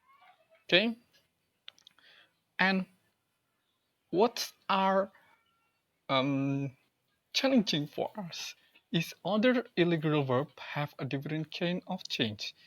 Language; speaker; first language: English; non-native, learner; Indonesian